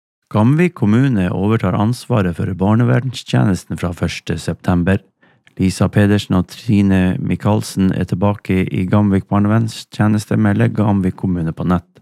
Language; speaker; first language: Norwegian; native; Norwegian